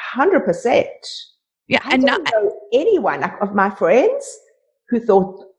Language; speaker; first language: English; native; English